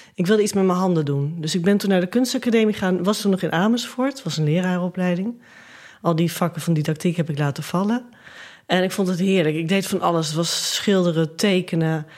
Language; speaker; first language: Dutch; native; Dutch